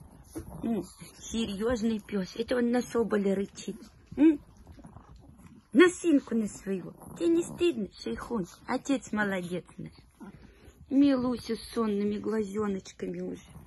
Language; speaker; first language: Russian; native; Russian